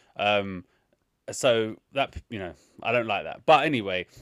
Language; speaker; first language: English; native; English